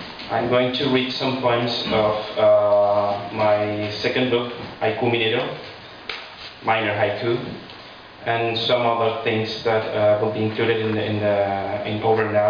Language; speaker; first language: English; non-native, fluent; Spanish